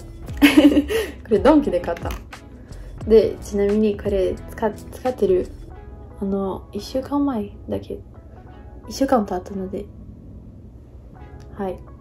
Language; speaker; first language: Japanese; non-native, learner; Portuguese